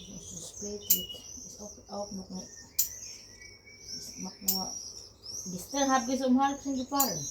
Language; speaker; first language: German; non-native, learner; Filipino